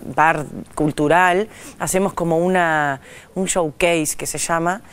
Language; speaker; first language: Spanish; native; Spanish